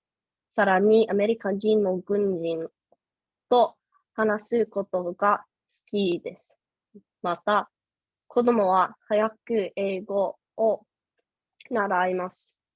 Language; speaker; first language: Japanese; non-native, learner; English